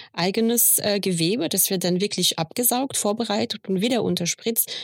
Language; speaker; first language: German; non-native, fluent; French